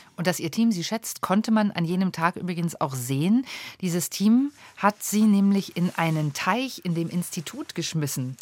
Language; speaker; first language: German; native; German